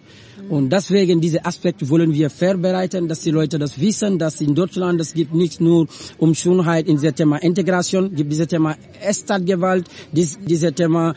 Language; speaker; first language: German; non-native, learner; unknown